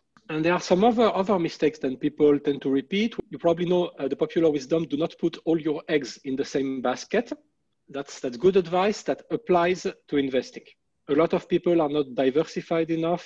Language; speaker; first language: English; non-native, fluent; French